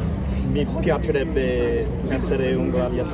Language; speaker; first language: Italian; non-native, learner; English